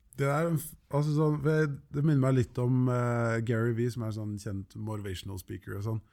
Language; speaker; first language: Norwegian; native; Norwegian